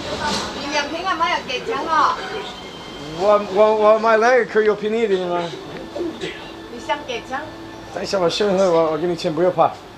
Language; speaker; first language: Chinese; non-native, learner; English